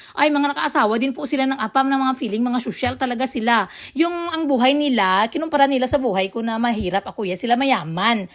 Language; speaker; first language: Filipino; non-native, local second language; Hiligaynon